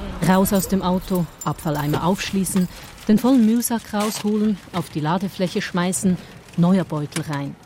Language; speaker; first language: German; native; German